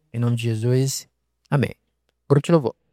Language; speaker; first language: Portuguese; native; Portuguese